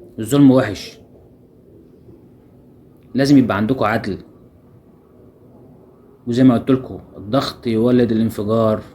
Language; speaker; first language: Arabic; native; Arabic